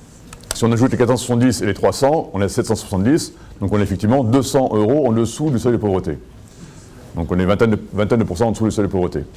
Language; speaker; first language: French; native; French